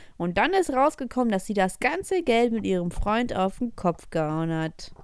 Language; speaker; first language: German; early bilingual, other home language; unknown